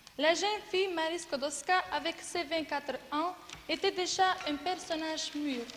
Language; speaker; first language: French; non-native, learner; Macedonian